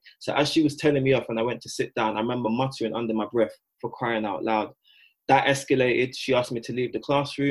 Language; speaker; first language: English; native; English